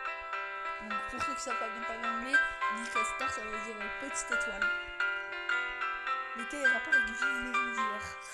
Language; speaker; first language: French; native; French